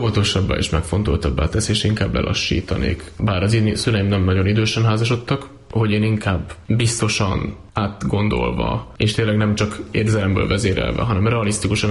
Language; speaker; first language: Hungarian; native; Hungarian